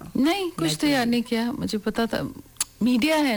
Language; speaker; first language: Hindi; native; Hindi